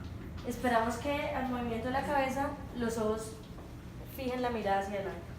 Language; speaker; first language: Spanish; native; Spanish